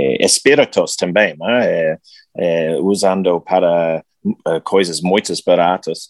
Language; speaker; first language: Portuguese; non-native, learner; English